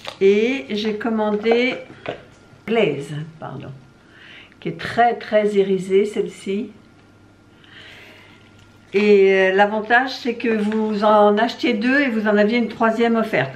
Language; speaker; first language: French; native; French